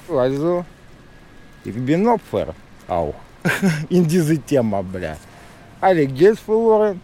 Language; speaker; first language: German; non-native, learner; Russian